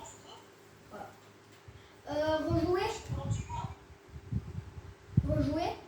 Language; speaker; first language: French; native; French